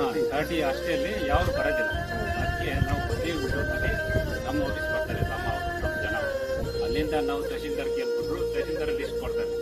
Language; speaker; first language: Kannada; non-native, learner; Tibetan